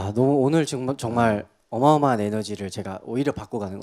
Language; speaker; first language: Korean; native; Korean